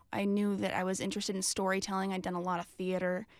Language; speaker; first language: English; native; English